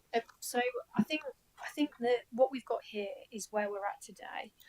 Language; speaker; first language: English; native; English